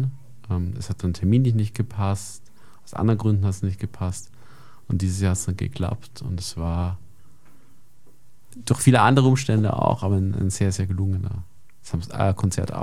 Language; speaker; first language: German; native; German